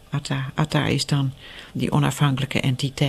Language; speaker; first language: Dutch; native; Dutch